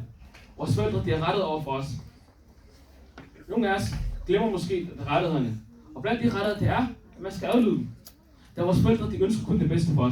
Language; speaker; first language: Danish; early bilingual, other home language; Somali